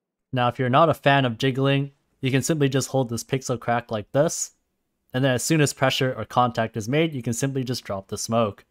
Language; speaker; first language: English; native; English